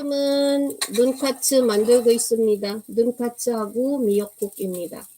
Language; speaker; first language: Korean; non-native, fluent; Filipino